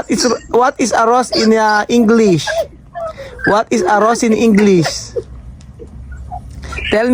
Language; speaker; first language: English; non-native, learner; Filipino